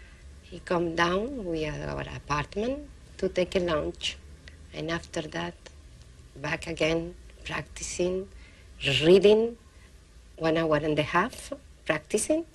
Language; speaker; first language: English; non-native, learner; Spanish